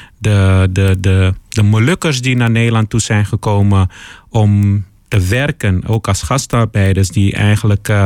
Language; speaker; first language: Dutch; early bilingual, other home language; Papiamento